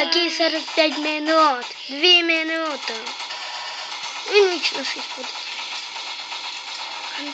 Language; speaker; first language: Russian; non-native, local second language; Ukrainian